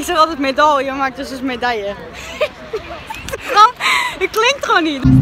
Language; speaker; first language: Dutch; native; Dutch